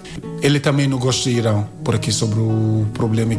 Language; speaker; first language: Portuguese; non-native, learner; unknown